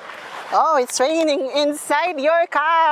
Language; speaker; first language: English; non-native, local second language; Filipino